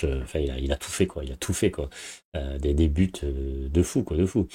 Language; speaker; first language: French; native; French